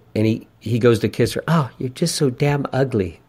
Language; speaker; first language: English; native; English